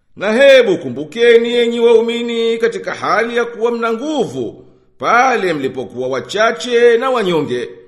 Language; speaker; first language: Swahili; native; Swahili